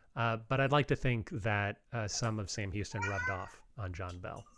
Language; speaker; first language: English; native; English